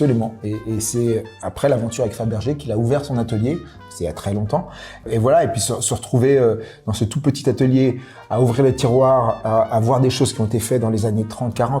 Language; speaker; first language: French; native; French